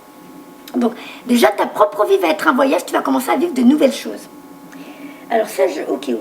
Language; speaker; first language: French; native; French